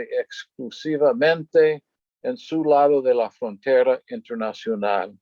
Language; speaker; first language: Spanish; non-native, fluent; English